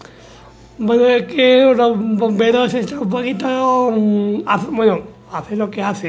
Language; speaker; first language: Spanish; native; Spanish